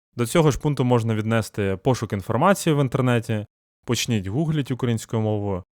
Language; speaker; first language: Ukrainian; non-native, local second language; Russian